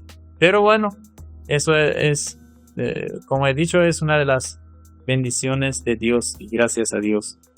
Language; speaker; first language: Spanish; non-native, fluent; Persian